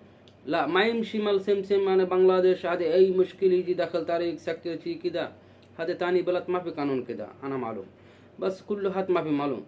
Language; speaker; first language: Arabic; non-native, learner; Bangla